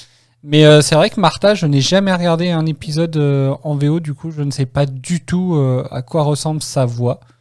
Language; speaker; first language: French; native; French